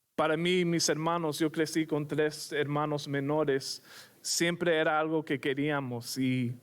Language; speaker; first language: Spanish; early bilingual, heritage; Spanish